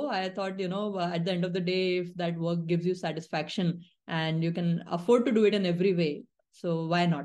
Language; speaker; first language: English; non-native, local second language; Marathi